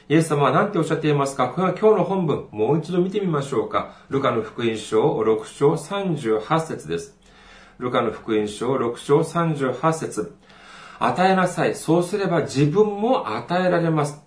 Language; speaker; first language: Japanese; non-native, fluent; Korean